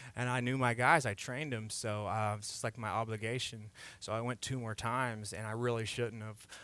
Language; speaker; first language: English; native; English